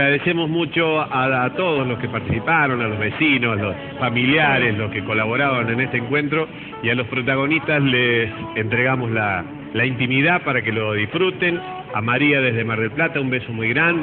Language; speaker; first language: Spanish; native; Spanish